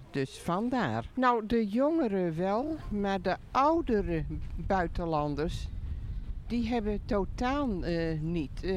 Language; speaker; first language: Dutch; native; Dutch